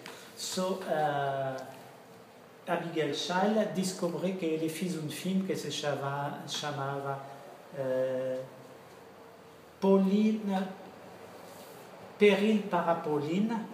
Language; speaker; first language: Portuguese; non-native, fluent; French